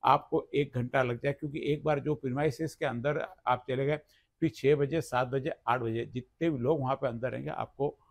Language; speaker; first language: Hindi; non-native, local second language; Marathi